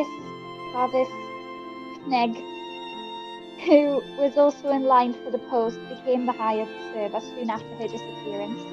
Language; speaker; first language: English; native; English